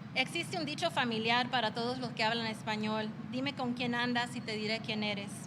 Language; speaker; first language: Spanish; early bilingual, other home language; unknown